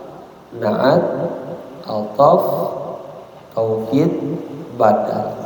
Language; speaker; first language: Arabic; non-native, fluent; Indonesian